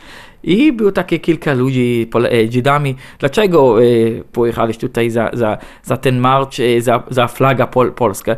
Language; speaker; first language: Polish; non-native, learner; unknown